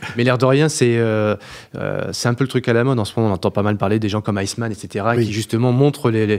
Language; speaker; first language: French; native; French